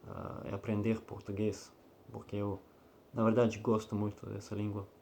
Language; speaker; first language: Portuguese; non-native, learner; Russian